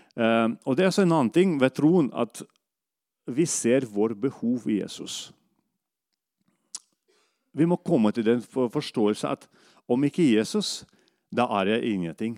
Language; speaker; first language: Swedish; non-native, learner; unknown